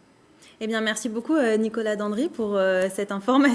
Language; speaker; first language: French; native; French